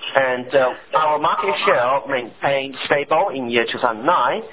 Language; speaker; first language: English; non-native, fluent; Chinese